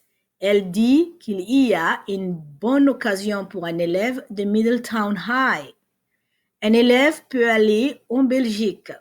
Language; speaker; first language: French; non-native, fluent; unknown